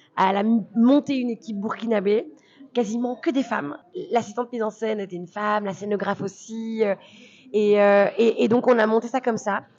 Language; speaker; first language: French; early bilingual, other home language; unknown